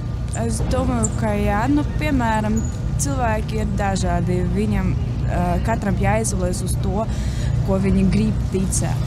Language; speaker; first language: Latvian; non-native, local second language; Russian